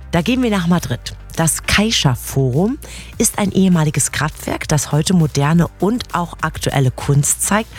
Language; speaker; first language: German; native; German